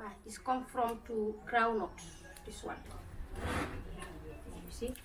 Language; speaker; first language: English; non-native, learner; Wolof